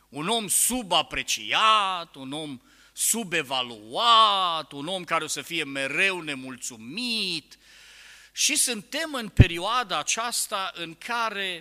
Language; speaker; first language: Romanian; native; Romanian